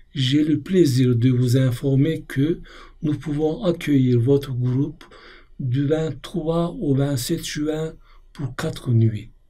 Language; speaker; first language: French; non-native, fluent; Turkish